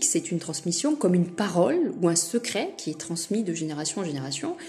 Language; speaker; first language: French; native; French